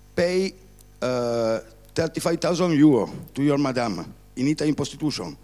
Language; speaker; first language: English; non-native, learner; Italian